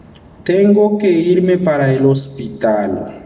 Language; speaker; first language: Spanish; non-native, learner; Haitian Creole